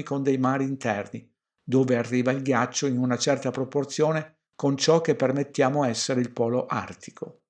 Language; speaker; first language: Italian; native; Italian